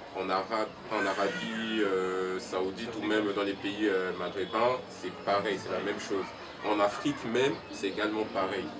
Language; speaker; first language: French; early bilingual, other home language; Lingala